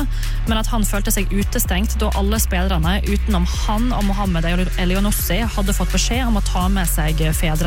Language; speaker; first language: Norwegian; native; Norwegian